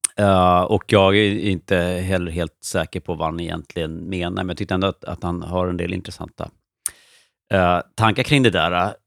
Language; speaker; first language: Swedish; native; Swedish